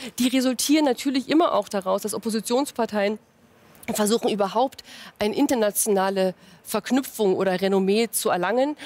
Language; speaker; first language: German; native; German